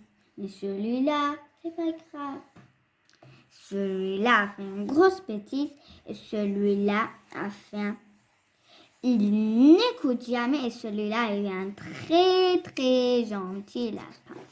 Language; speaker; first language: French; non-native, fluent; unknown